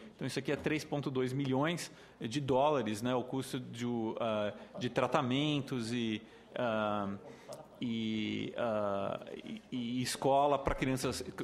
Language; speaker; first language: Portuguese; native; Portuguese